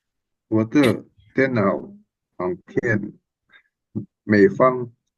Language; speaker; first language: Chinese; non-native, learner; Indonesian